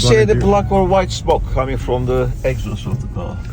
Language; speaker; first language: English; non-native, fluent; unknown